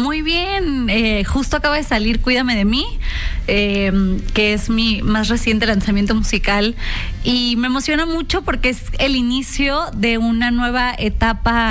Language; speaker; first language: Spanish; native; Spanish